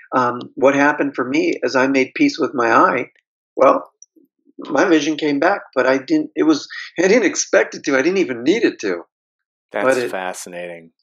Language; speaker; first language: English; native; English